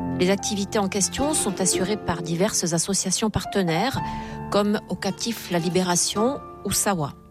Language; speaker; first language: French; native; French